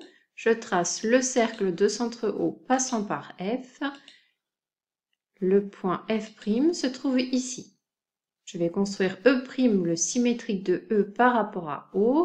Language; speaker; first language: French; native; French